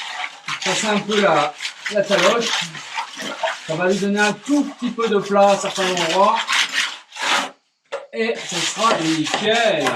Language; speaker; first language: French; native; French